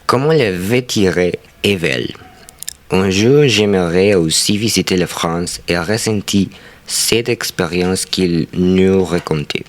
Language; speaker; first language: French; non-native, learner; Spanish